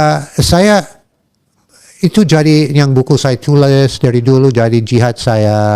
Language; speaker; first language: Indonesian; non-native, learner; English